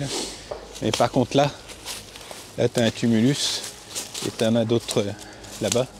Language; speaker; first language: French; native; French